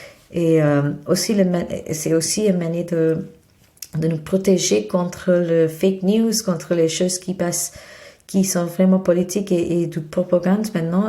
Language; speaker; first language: French; non-native, fluent; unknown